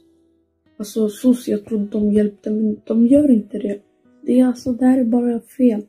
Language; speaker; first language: Swedish; early bilingual, other home language; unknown